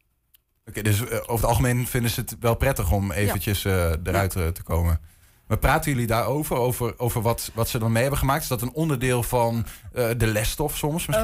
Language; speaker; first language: Dutch; native; Dutch